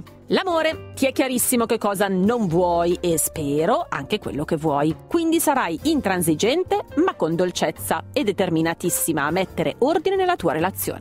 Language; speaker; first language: Italian; native; Italian